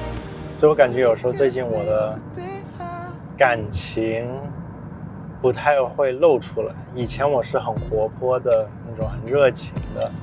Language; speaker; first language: Chinese; early bilingual, heritage; Chinese